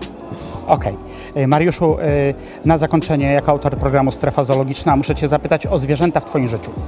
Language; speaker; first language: Polish; native; Polish